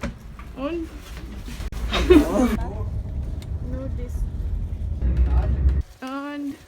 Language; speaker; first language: German; non-native, learner; Filipino